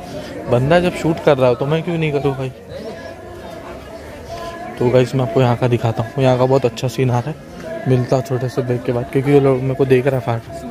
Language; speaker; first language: Hindi; native; Hindi